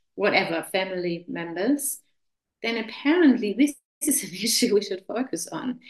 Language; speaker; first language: English; non-native, fluent; German